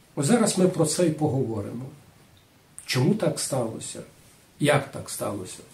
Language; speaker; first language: Ukrainian; non-native, local second language; Rusyn